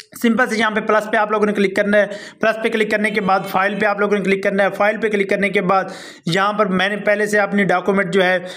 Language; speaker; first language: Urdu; non-native, local second language; Punjabi